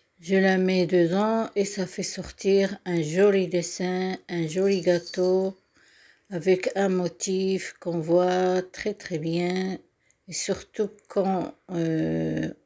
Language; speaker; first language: French; non-native, local second language; Arabic